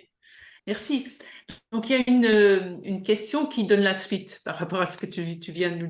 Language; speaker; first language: French; native; French